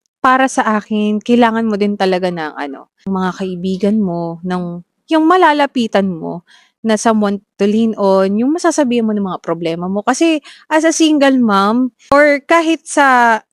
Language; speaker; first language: Filipino; native; Filipino